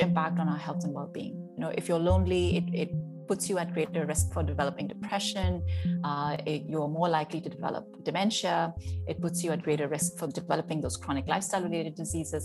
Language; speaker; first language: English; non-native, local second language; Hindi